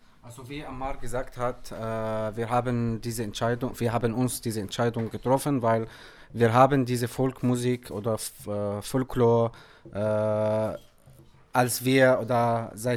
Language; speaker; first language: German; non-native, fluent; Arabic